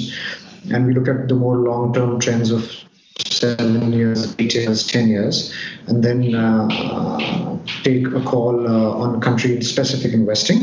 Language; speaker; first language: English; non-native, local second language; Hindi